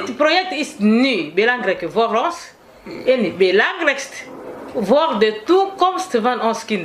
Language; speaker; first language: Dutch; non-native, learner; Lingala